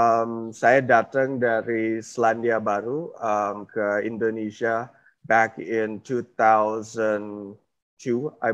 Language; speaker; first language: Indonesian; non-native, fluent; English